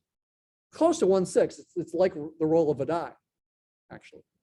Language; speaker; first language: English; native; English